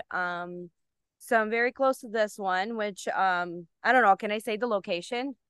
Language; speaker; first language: English; early bilingual, other home language; Bulgarian